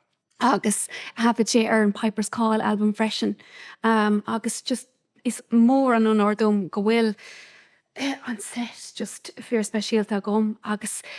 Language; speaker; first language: Irish; non-native, local second language; English